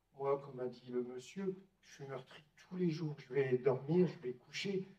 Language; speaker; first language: French; native; French